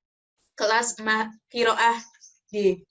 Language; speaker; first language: Arabic; non-native, learner; Indonesian